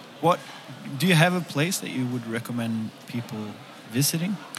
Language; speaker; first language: English; non-native, fluent; Swedish